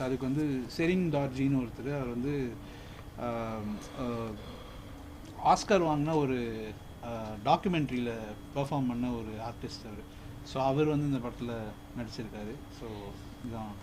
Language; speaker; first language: Tamil; native; Tamil